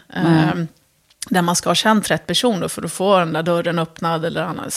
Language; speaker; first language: Swedish; early bilingual, other home language; Arabic